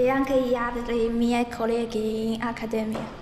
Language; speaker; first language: Italian; non-native, learner; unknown